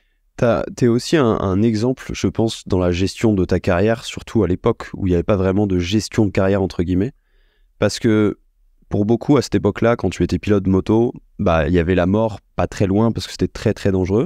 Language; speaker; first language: French; native; French